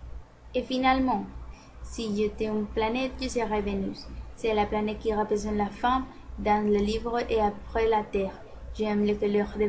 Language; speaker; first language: French; non-native, learner; Spanish